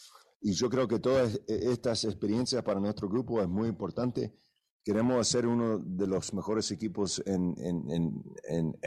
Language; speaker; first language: Spanish; early bilingual, heritage; English